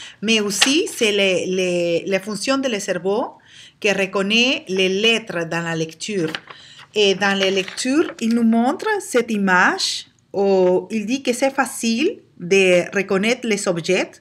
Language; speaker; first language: French; non-native, learner; Spanish